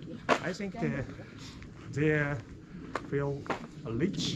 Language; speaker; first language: English; non-native, learner; Japanese